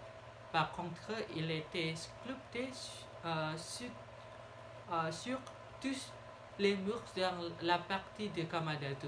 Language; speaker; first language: French; non-native, learner; Indonesian